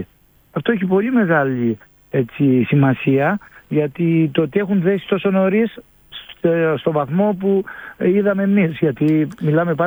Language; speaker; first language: Greek; native; Greek